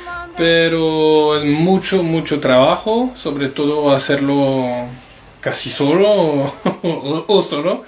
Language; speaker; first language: Spanish; non-native, fluent; French